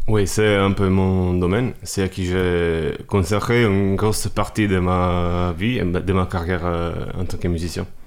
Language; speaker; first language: French; non-native, fluent; Italian